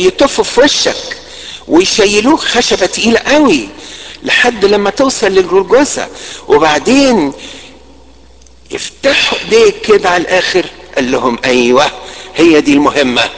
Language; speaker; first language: Arabic; native; Arabic